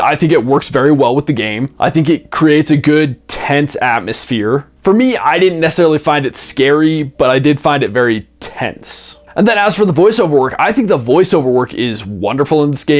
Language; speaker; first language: English; native; English